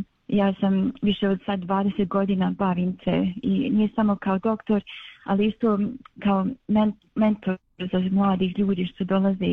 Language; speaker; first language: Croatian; early bilingual, other home language; Bosnian